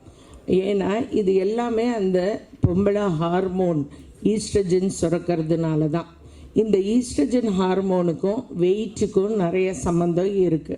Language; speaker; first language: Tamil; native; Tamil